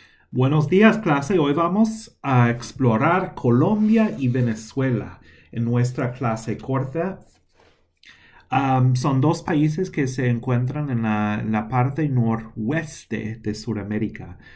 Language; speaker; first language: Spanish; non-native, fluent; English